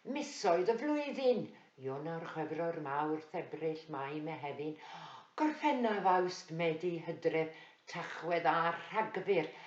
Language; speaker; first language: Welsh; native; Welsh